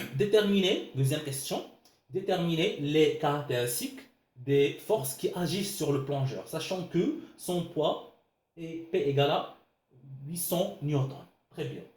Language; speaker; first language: French; non-native, local second language; Arabic